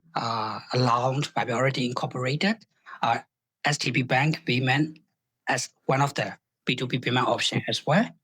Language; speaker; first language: English; non-native, fluent; Burmese